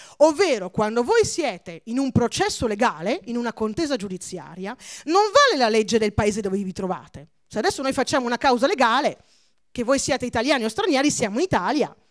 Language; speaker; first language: Italian; early bilingual, other home language; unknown